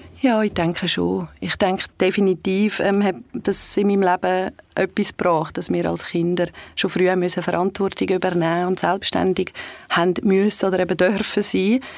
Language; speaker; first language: German; early bilingual, other home language; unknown